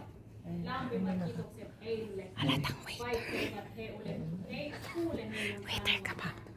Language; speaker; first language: Finnish; non-native, learner; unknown